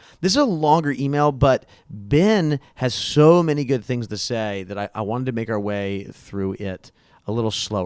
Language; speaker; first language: English; native; English